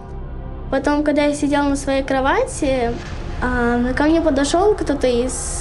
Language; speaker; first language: Russian; native; Russian